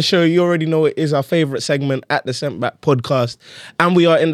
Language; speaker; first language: English; native; English